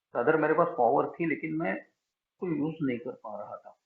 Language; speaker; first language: Hindi; non-native, local second language; Marathi